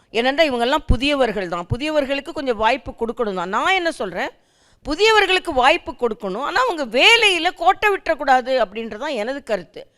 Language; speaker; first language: Tamil; native; Tamil